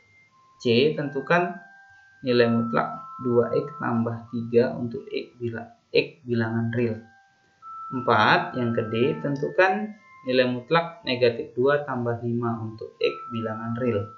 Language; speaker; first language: Indonesian; native; Indonesian